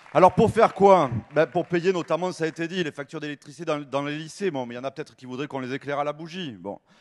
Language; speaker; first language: French; native; French